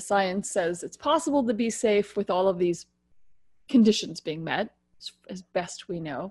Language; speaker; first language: English; native; English